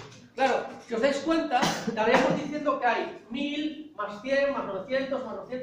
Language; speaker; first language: Spanish; native; Spanish